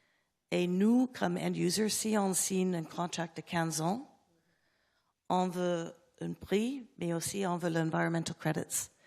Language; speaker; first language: French; non-native, learner; English